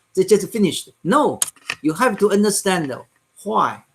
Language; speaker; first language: English; non-native, learner; Chinese